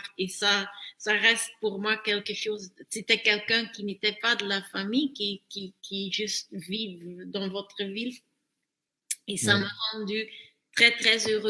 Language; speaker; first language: French; non-native, fluent; Dutch